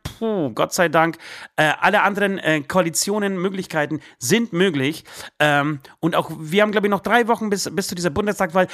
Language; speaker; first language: German; early bilingual, other home language; Polish